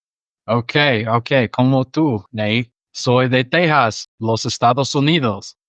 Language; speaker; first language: Spanish; non-native, fluent; English